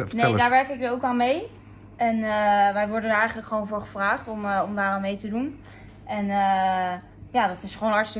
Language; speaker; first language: Dutch; native; Dutch